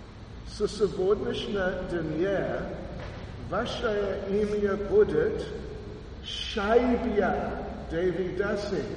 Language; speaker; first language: Russian; non-native, learner; English